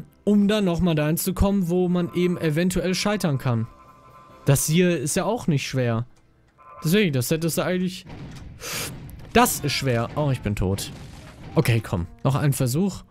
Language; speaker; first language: German; native; German